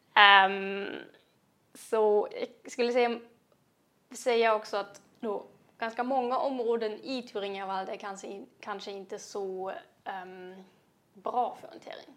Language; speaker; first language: Swedish; non-native, fluent; German